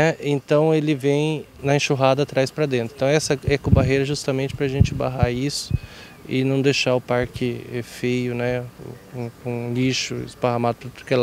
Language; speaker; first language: Portuguese; native; Portuguese